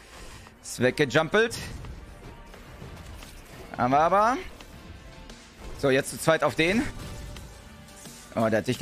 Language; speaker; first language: German; native; German